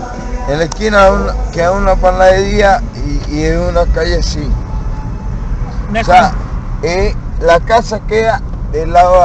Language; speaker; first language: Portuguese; non-native, learner; Spanish